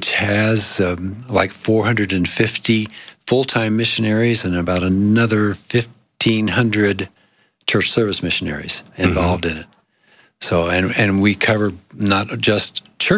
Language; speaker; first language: English; native; English